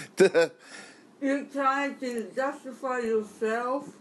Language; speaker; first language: English; non-native, learner; Japanese